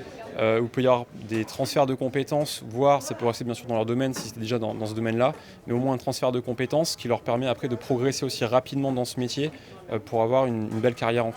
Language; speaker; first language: French; native; French